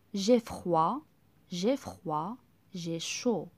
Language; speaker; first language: French; non-native, local second language; Arabic